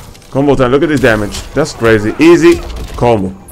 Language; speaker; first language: English; non-native, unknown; Spanish